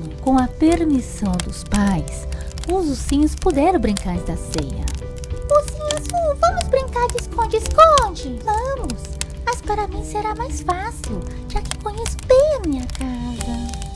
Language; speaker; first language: Portuguese; native; Portuguese